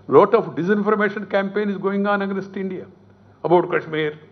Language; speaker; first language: English; non-native, local second language; Telugu